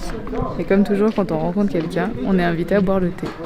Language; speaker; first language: French; native; French